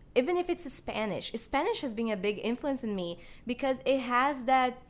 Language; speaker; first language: English; non-native, fluent; Portuguese